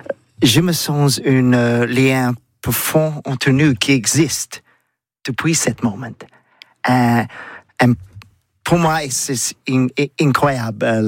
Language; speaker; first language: French; non-native, learner; English